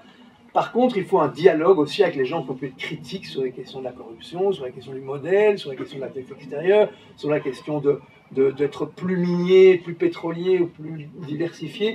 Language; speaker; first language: French; native; French